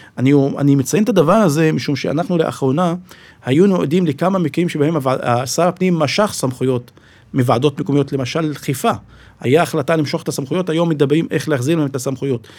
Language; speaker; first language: Hebrew; non-native, local second language; Arabic